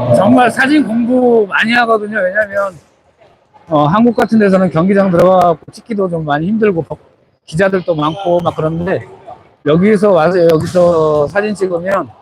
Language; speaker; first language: Korean; native; Korean